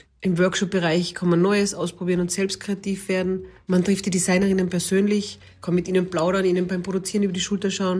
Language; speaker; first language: German; native; German